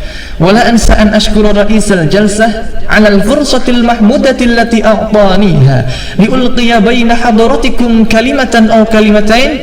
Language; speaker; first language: Arabic; non-native, learner; Indonesian